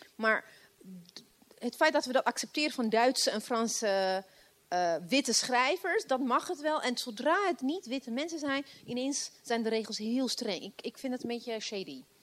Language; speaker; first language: Dutch; non-native, fluent; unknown